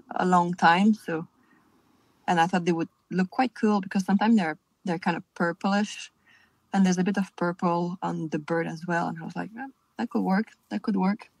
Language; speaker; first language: English; non-native, fluent; French